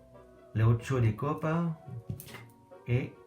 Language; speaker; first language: Spanish; non-native, learner; French